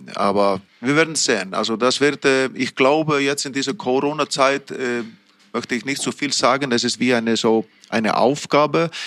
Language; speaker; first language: German; non-native, fluent; Icelandic